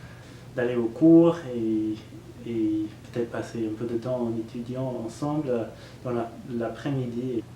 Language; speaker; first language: French; non-native, fluent; English